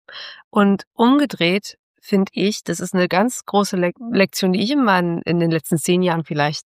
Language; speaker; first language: German; native; German